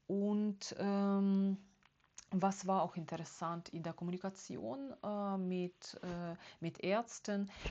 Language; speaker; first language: German; non-native, fluent; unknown